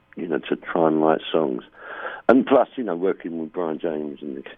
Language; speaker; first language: English; native; English